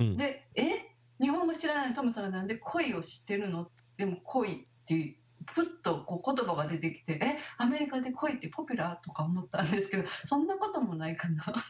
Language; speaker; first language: Japanese; native; Japanese